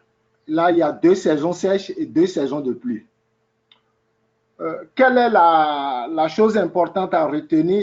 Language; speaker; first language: French; native; French